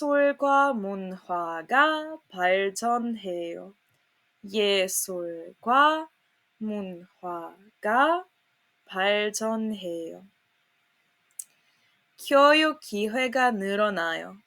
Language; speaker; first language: Korean; non-native, fluent; Serbian